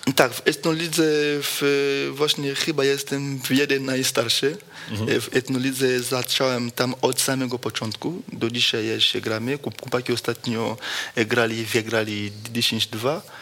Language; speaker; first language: Polish; non-native, fluent; Lingala